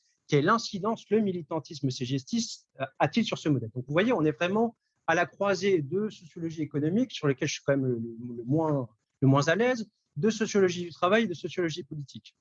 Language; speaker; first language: French; native; French